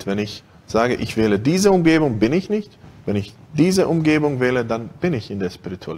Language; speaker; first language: German; non-native, fluent; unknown